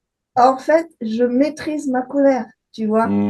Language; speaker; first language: French; native; French